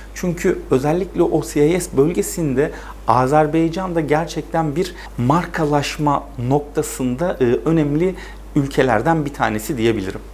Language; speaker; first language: Turkish; native; Turkish